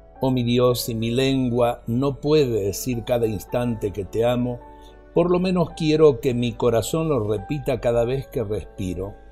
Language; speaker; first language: Spanish; native; Spanish